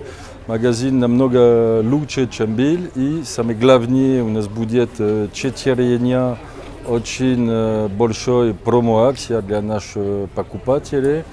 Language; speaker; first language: Russian; non-native, fluent; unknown